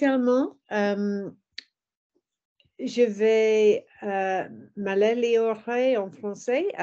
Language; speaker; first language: French; non-native, learner; English